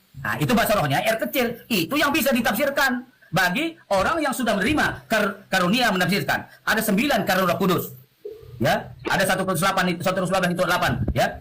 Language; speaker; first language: Indonesian; non-native, local second language; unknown